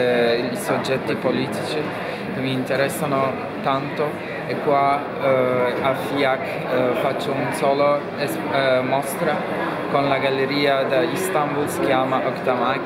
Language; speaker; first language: Italian; non-native, fluent; Turkish